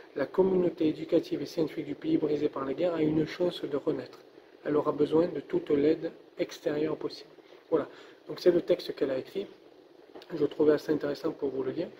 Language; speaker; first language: French; native; French